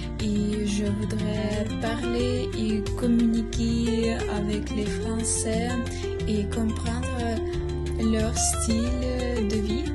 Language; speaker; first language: French; non-native, fluent; Ukrainian